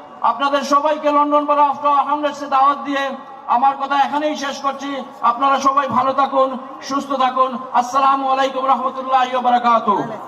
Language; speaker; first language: Bangla; native; Bangla